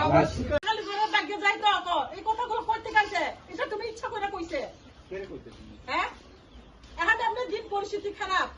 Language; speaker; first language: Bangla; non-native, local second language; Kok Borok